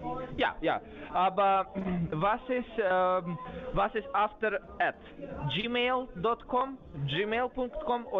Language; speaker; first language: German; non-native, learner; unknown